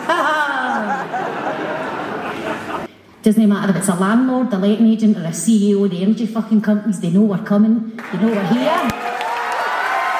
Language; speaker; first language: English; native; English